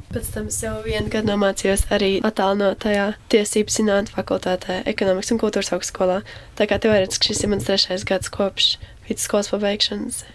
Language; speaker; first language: Latvian; native; Latvian